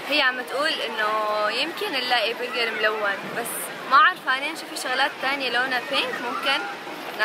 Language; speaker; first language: Arabic; native; Arabic